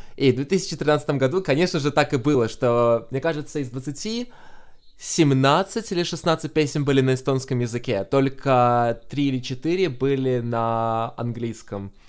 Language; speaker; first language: Russian; native; Russian